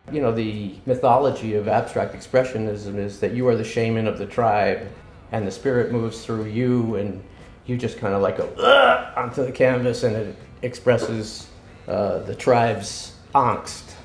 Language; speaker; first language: English; native; English